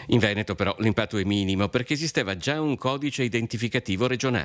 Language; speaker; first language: Italian; native; Italian